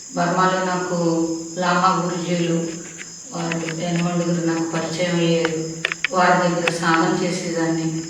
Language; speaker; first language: Telugu; early bilingual, heritage; Telugu